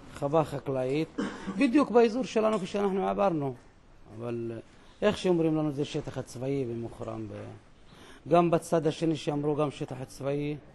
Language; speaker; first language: Hebrew; non-native, local second language; Arabic